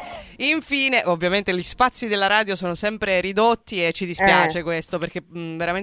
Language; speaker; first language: Italian; native; Italian